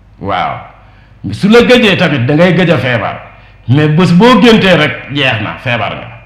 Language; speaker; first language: Wolof; non-native, local second language; Jola-Fonyi